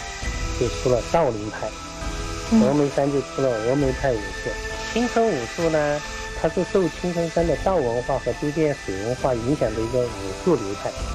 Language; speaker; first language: Chinese; native; Chinese